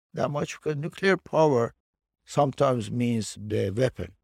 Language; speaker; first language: English; non-native, fluent; Persian